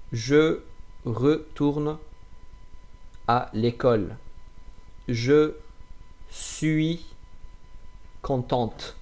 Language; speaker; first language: French; non-native, fluent; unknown